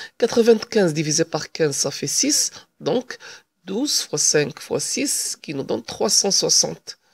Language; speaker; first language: French; non-native, local second language; Arabic